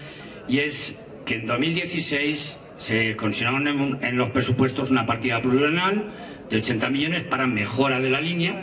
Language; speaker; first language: Spanish; native; Spanish